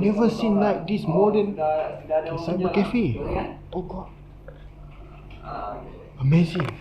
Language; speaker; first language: English; non-native, local second language; Malay